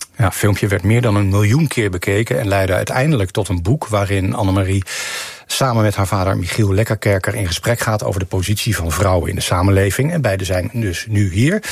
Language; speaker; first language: Dutch; native; Dutch